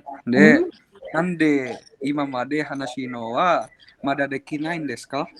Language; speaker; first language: Japanese; non-native, learner; Indonesian